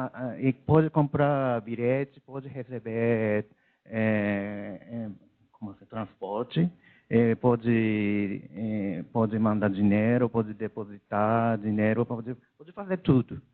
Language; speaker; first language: Portuguese; non-native, learner; Japanese